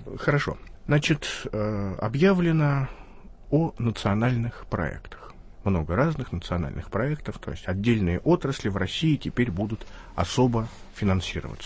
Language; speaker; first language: Russian; native; Russian